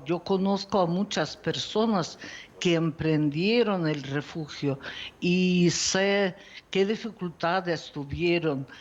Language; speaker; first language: Spanish; non-native, fluent; Ukrainian